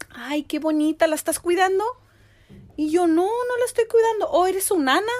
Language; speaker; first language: Spanish; early bilingual, heritage; Spanish